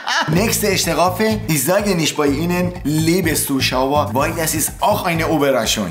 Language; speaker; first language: German; non-native, learner; Persian